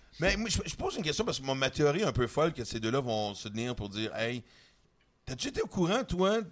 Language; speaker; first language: French; native; French